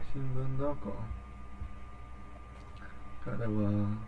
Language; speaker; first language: Japanese; non-native, learner; English